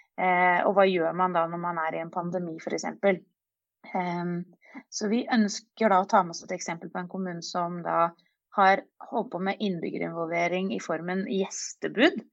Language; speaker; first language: Norwegian; native; Norwegian